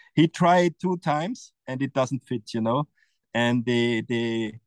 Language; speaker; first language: English; non-native, learner; German